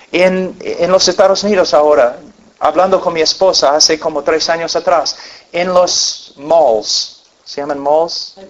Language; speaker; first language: Spanish; non-native, fluent; English